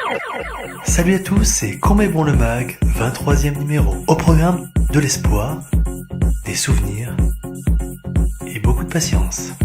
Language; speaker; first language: French; native; French